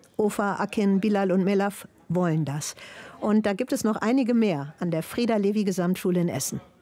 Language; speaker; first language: German; native; German